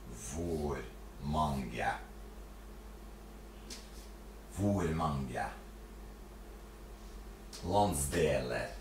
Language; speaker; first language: Norwegian; non-native, fluent; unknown